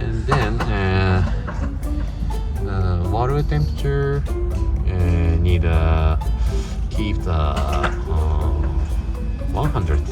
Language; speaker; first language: English; non-native, learner; Japanese